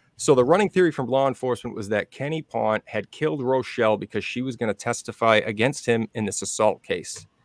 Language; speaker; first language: English; native; English